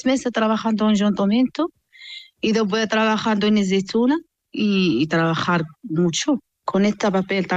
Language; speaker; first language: Spanish; non-native, learner; Arabic